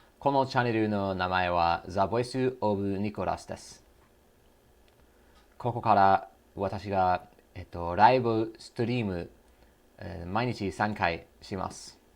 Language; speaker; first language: Japanese; non-native, learner; English